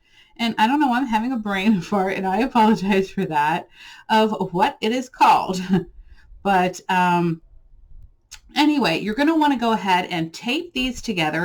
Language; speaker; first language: English; native; English